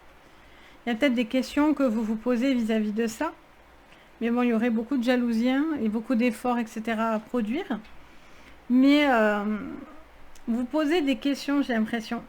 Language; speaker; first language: French; native; French